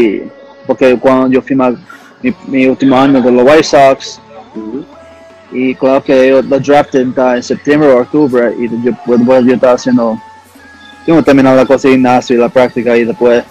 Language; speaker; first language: Spanish; early bilingual, heritage; English